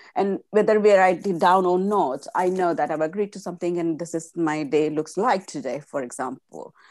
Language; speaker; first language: English; non-native, local second language; Gujarati